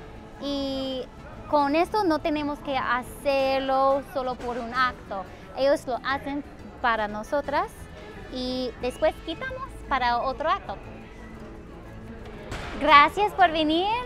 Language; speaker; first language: Spanish; non-native, fluent; English